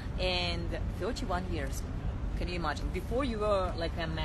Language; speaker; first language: English; non-native, learner; Russian